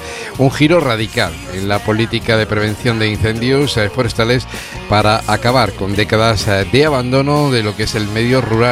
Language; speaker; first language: Spanish; native; Spanish